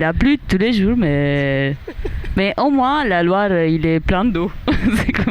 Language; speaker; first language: French; non-native, learner; Italian